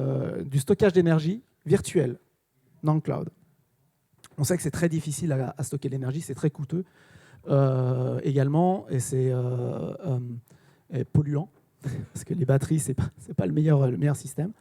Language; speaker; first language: French; native; French